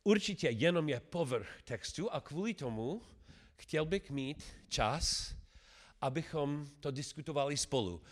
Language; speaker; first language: Czech; non-native, learner; English